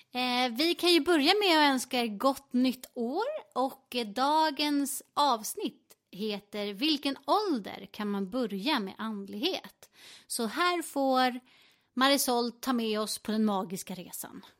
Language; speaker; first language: Swedish; native; Swedish